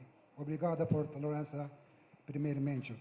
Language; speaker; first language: Portuguese; non-native, learner; Turkish